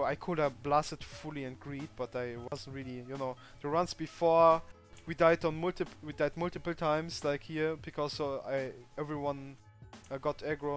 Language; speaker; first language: English; non-native, fluent; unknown